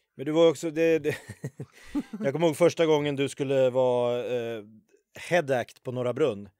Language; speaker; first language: Swedish; native; Swedish